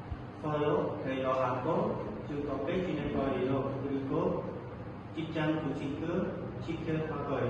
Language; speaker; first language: Korean; non-native, learner; Khmer